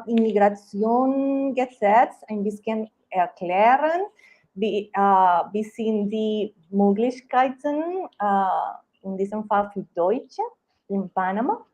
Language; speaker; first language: German; non-native, learner; Spanish